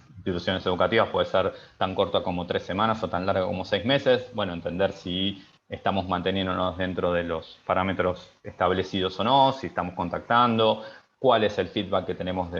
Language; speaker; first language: Spanish; native; Spanish